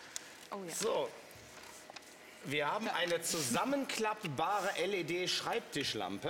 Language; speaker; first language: German; native; German